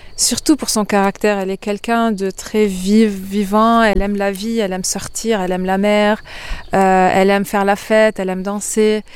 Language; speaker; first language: French; non-native, local second language; Arabic